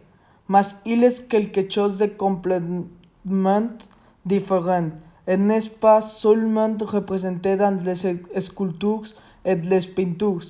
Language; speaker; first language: French; non-native, learner; Spanish